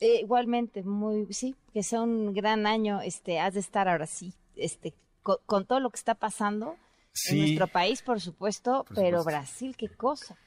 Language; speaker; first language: Spanish; native; Spanish